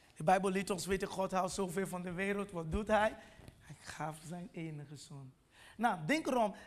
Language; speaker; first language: Dutch; non-native, fluent; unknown